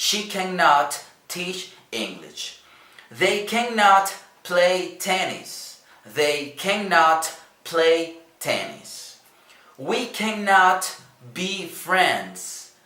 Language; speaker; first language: English; non-native, learner; Spanish